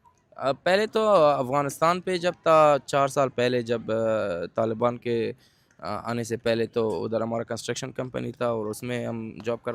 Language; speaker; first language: Hindi; non-native, fluent; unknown